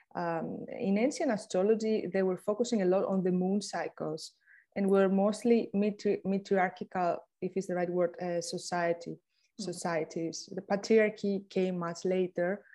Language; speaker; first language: English; non-native, fluent; Greek